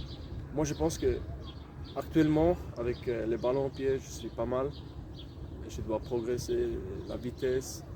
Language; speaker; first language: French; non-native, local second language; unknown